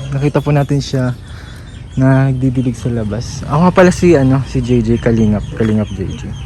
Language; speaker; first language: Filipino; native; Filipino